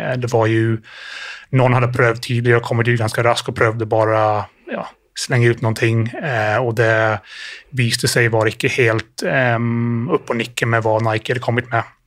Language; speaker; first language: Swedish; non-native, fluent; English